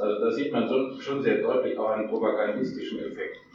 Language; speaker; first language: German; native; German